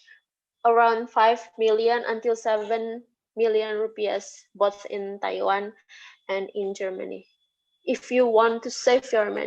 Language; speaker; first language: English; non-native, fluent; Indonesian